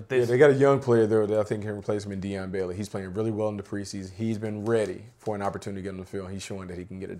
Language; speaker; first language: English; native; English